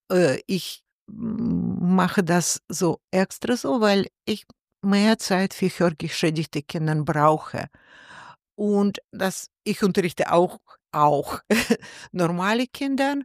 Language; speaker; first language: German; non-native, learner; Russian